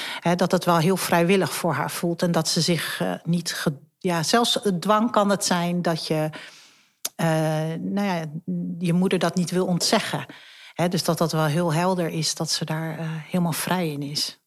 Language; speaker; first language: Dutch; early bilingual, other home language; Turkish